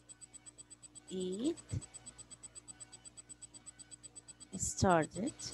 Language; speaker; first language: English; non-native, learner; Spanish